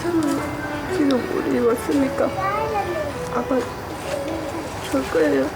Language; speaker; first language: Korean; non-native, learner; Thai